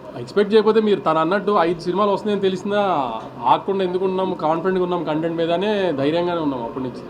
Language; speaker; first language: Telugu; native; Telugu